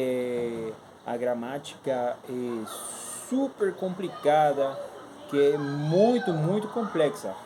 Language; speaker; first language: Portuguese; non-native, fluent; Spanish